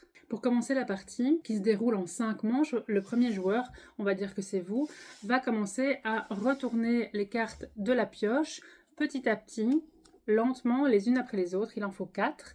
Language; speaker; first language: French; native; French